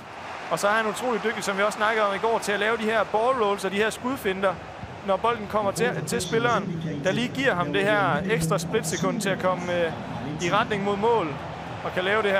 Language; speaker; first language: Danish; native; Danish